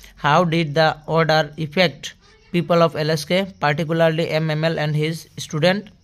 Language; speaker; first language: English; non-native, local second language; Assamese